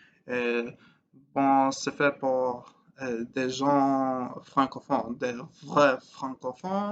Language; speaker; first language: French; non-native, learner; English